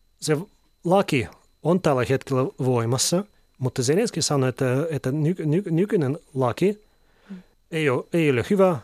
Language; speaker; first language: Finnish; non-native, fluent; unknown